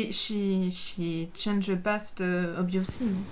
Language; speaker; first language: English; non-native, learner; French